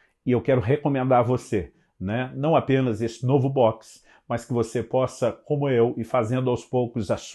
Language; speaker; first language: Portuguese; native; Portuguese